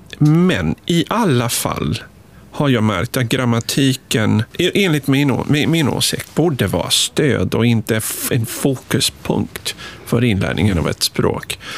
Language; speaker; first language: Swedish; non-native, fluent; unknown